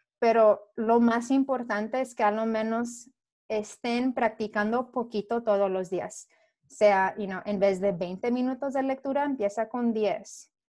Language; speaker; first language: Spanish; early bilingual, heritage; Spanish